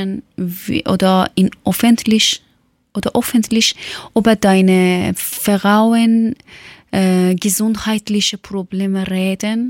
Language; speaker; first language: German; non-native, learner; Persian